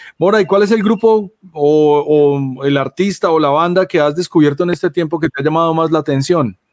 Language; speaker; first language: Spanish; native; Spanish